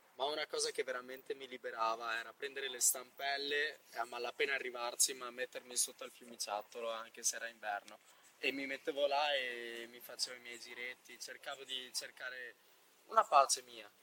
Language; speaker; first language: Italian; non-native, fluent; Polish